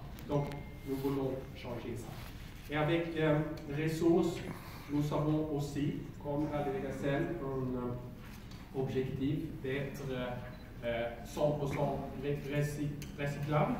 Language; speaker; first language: French; non-native, learner; Swedish